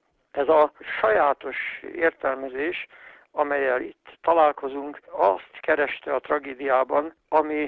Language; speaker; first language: Hungarian; native; Hungarian